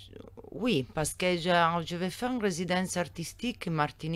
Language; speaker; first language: French; non-native, learner; Italian